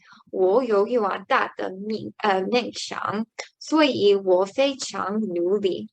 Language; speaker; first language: Chinese; non-native, learner; English